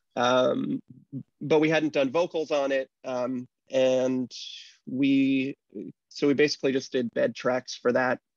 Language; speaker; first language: English; native; English